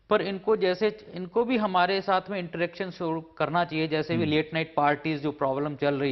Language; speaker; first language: Hindi; native; Hindi